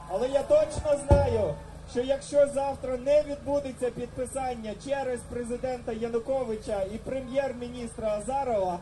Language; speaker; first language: Ukrainian; non-native, learner; German